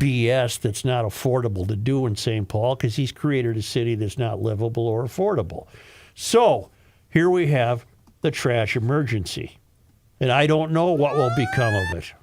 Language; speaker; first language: English; native; English